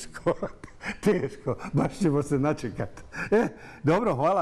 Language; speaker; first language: Bosnian; native; Bosnian